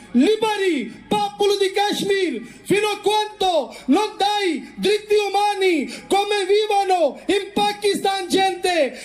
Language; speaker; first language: Italian; non-native, fluent; Urdu